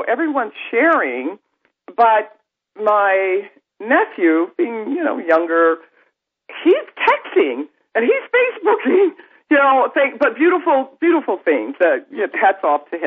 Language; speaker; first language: English; native; English